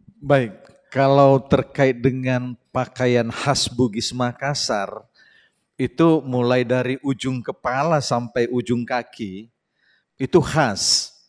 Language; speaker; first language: Indonesian; non-native, local second language; Buginese